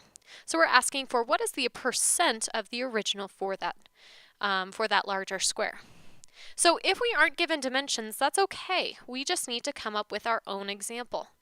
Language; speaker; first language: English; native; English